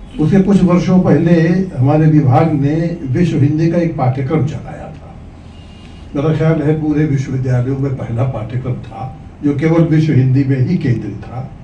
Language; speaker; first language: Hindi; native; Hindi